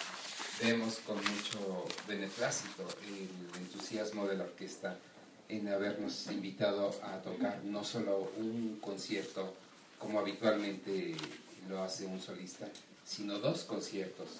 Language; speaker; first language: Spanish; native; Spanish